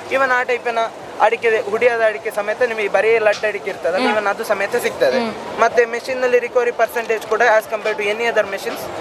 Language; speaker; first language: Kannada; native; Kannada